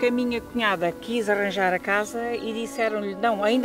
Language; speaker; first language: Portuguese; native; Portuguese